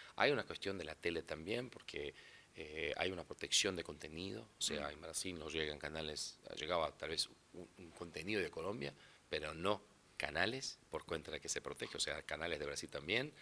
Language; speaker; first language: Spanish; non-native, fluent; Portuguese